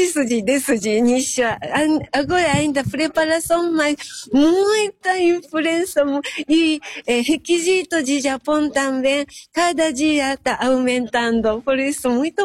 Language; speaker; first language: Portuguese; non-native, learner; Japanese